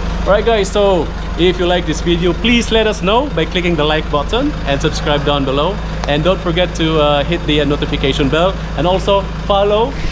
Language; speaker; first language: English; non-native, local second language; Cebuano